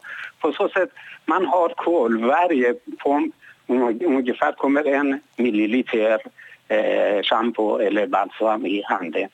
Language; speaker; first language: Swedish; non-native, learner; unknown